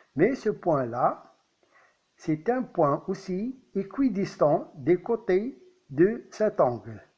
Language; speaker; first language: French; non-native, local second language; Arabic